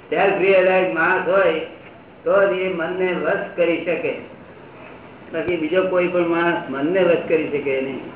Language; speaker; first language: Gujarati; native; Gujarati